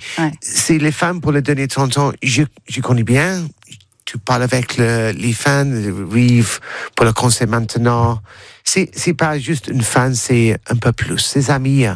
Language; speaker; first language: French; non-native, learner; English